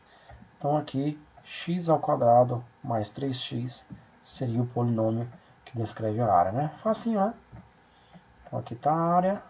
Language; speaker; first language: Portuguese; native; Portuguese